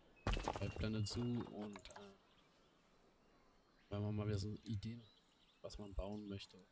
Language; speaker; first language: German; native; German